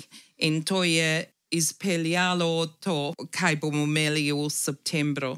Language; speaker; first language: Slovenian; early bilingual, heritage; English